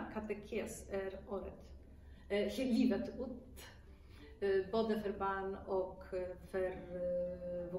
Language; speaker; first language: Swedish; non-native, fluent; Polish